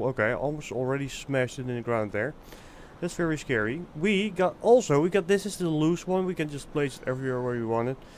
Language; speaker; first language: English; non-native, fluent; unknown